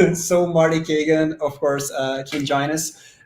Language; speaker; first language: English; non-native, fluent; Portuguese